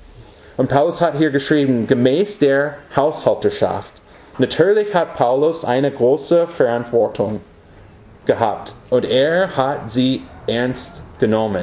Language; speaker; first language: German; non-native, fluent; English